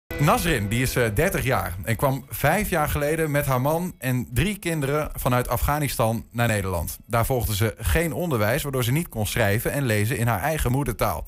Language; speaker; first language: Dutch; native; Dutch